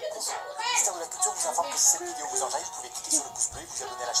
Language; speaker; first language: French; native; French